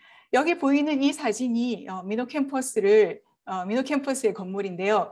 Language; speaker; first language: Korean; native; Korean